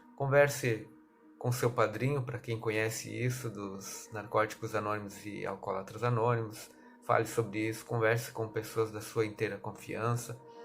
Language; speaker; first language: Portuguese; native; Portuguese